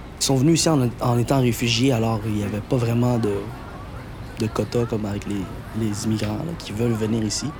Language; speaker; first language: French; early bilingual, other home language; Vietnamese